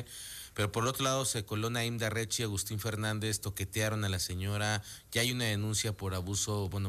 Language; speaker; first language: Spanish; native; Spanish